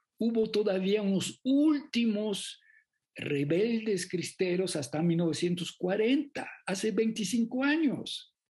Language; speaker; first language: Spanish; non-native, fluent; French